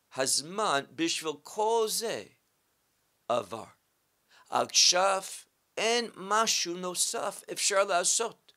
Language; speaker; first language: Hebrew; non-native, fluent; English